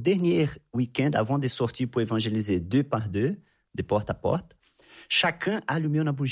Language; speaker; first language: French; non-native, fluent; Portuguese